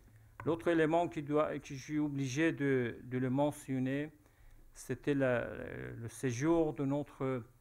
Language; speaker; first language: French; non-native, fluent; Persian